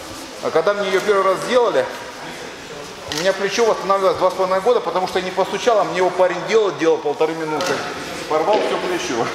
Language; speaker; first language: Russian; native; Russian